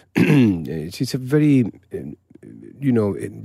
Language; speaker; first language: English; non-native, fluent; Spanish